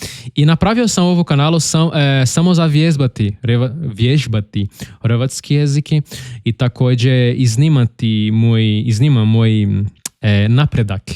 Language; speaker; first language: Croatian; non-native, learner; Portuguese